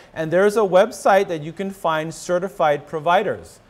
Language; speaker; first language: English; native; English